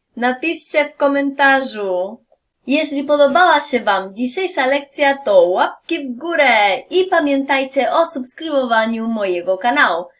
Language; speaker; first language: Polish; non-native, fluent; Spanish